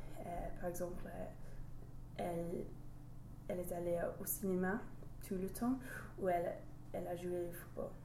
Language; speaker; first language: French; non-native, learner; English